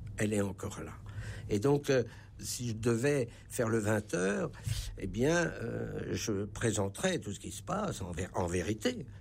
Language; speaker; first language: French; native; French